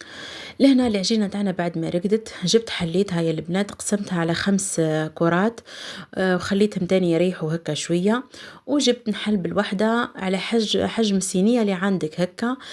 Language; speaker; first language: Arabic; native; Arabic